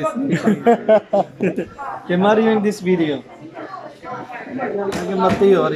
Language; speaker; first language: Italian; non-native, learner; Urdu